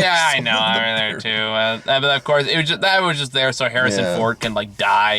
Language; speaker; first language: English; native; English